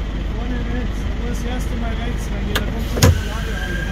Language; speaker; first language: German; native; German